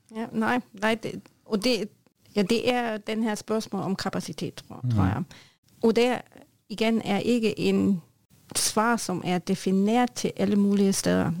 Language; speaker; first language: Norwegian; non-native, fluent; German